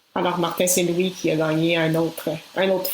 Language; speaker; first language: French; native; French